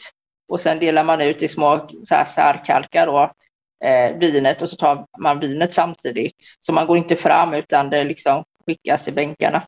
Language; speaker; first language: Swedish; native; Swedish